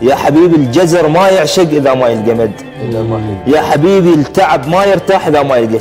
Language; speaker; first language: Arabic; native; Arabic